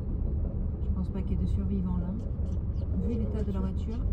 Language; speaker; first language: French; native; French